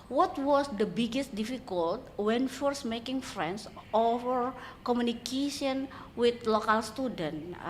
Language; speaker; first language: English; non-native, learner; Indonesian